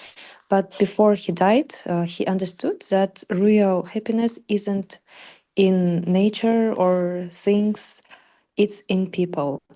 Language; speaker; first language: English; non-native, learner; Russian